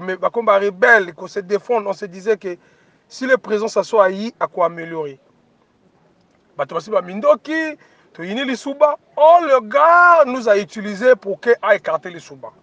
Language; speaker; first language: French; non-native, local second language; Lingala